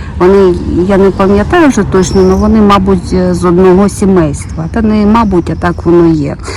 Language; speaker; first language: Ukrainian; non-native, local second language; Russian